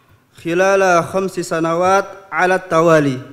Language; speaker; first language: Arabic; non-native, fluent; Indonesian